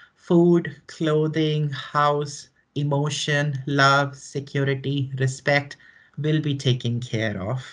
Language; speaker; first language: English; non-native, local second language; Hindi